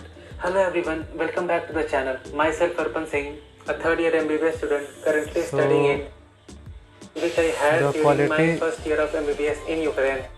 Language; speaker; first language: English; non-native, local second language; Hindi